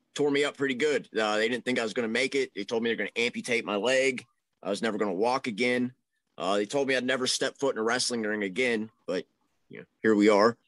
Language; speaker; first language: English; native; English